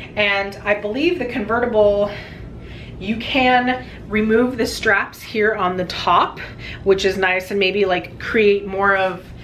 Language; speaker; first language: English; native; English